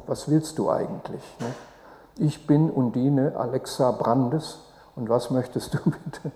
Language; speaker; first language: German; native; German